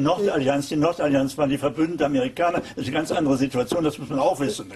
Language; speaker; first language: German; non-native, learner; Pashto